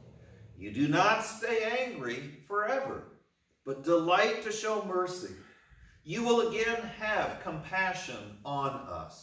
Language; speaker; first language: English; native; English